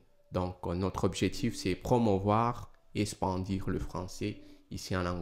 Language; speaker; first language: French; non-native, fluent; Portuguese